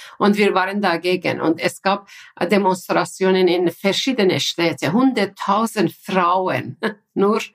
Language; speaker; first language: German; non-native, fluent; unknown